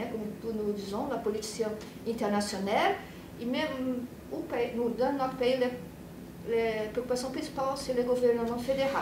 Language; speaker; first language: French; non-native, learner; Portuguese